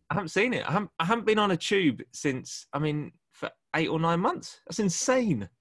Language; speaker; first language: English; native; English